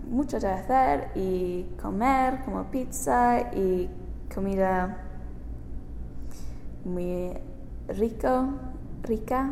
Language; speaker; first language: Spanish; non-native, learner; English